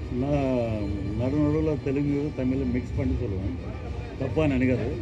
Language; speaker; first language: Tamil; non-native, local second language; Telugu